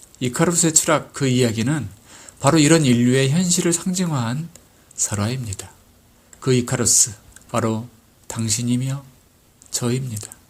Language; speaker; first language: Korean; native; Korean